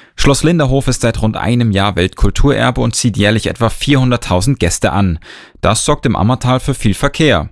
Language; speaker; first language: German; native; German